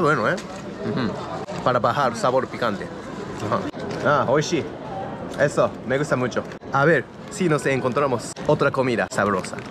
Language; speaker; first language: Spanish; non-native, learner; Japanese